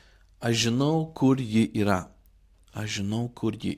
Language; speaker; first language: Lithuanian; non-native, fluent; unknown